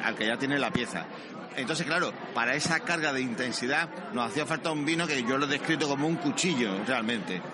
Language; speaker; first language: Spanish; native; Spanish